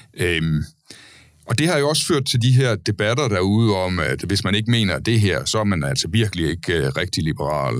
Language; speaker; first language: Danish; native; Danish